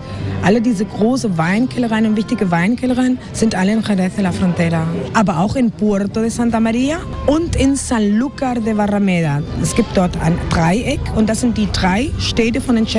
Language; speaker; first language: German; non-native, fluent; Spanish